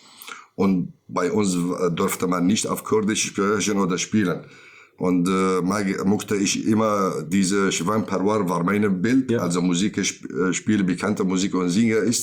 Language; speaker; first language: German; non-native, learner; Kurdish